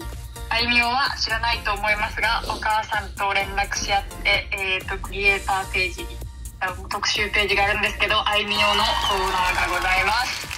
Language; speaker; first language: Japanese; native; Japanese